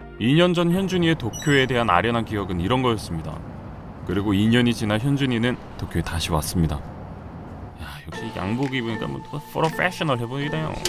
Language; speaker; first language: Korean; native; Korean